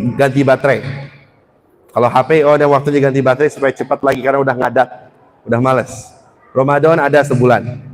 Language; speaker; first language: Indonesian; early bilingual, heritage; Indonesian